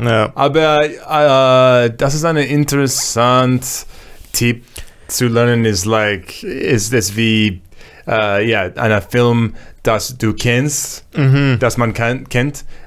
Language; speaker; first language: German; non-native, learner; English